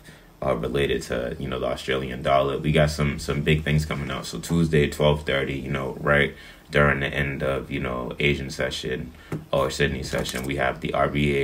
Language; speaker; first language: English; native; English